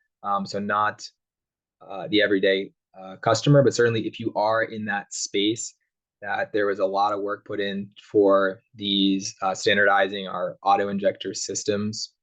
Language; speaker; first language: English; native; English